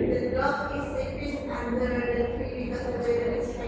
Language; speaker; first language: English; non-native, learner; Indonesian